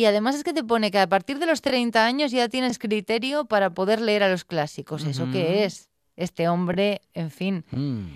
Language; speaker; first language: Spanish; native; Spanish